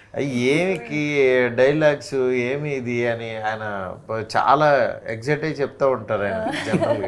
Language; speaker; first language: Telugu; native; Telugu